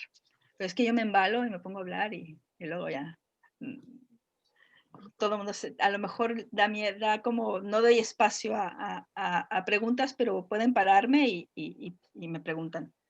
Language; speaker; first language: Spanish; native; Spanish